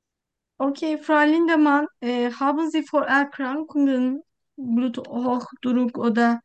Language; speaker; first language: German; non-native, learner; Turkish